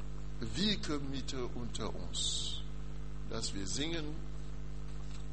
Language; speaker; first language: German; non-native, learner; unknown